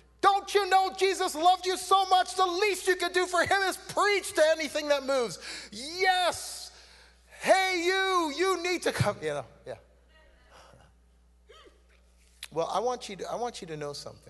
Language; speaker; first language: English; native; English